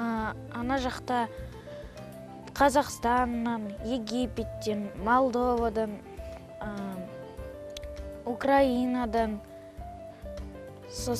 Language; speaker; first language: Kazakh; non-native, local second language; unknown